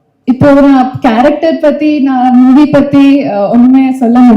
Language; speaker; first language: Tamil; non-native, learner; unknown